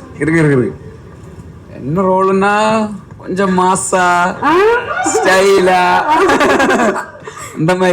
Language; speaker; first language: Tamil; non-native, learner; Malayalam